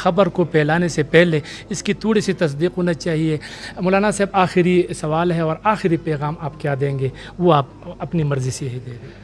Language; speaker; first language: Urdu; non-native, local second language; Pashto